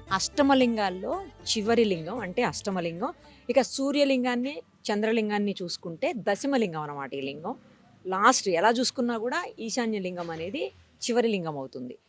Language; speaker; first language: Telugu; native; Telugu